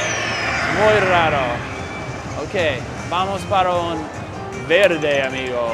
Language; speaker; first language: Spanish; non-native, learner; English